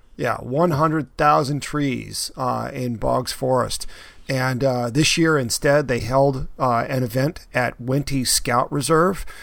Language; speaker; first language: English; native; English